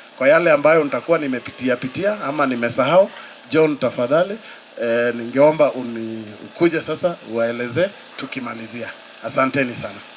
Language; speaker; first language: Swahili; non-native, local second language; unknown